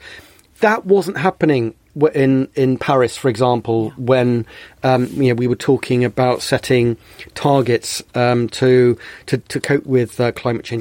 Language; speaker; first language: English; native; English